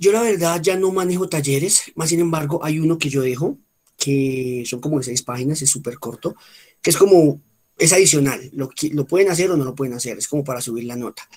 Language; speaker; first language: Spanish; native; Spanish